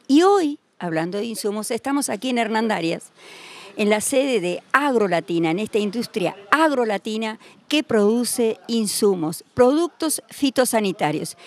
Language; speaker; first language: Spanish; native; Spanish